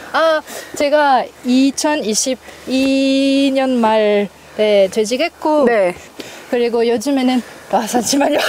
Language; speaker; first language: Korean; non-native, learner; French